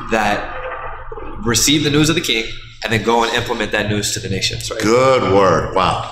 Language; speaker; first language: English; native; English